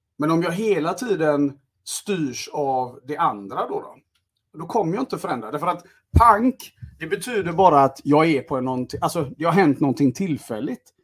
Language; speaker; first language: Swedish; early bilingual, other home language; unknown